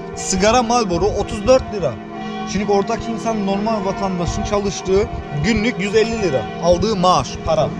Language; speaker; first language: Turkish; early bilingual, heritage; Turkish